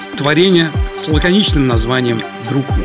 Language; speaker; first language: Russian; native; Russian